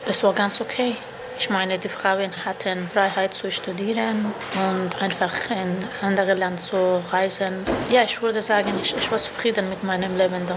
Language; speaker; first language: German; non-native, fluent; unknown